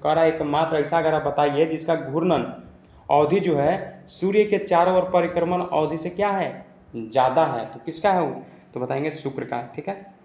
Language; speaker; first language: Hindi; native; Hindi